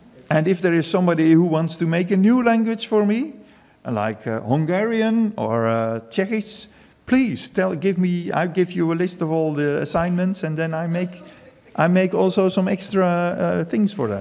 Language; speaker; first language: English; non-native, fluent; Dutch